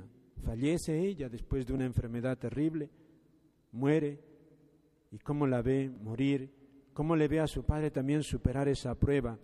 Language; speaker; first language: Spanish; native; Spanish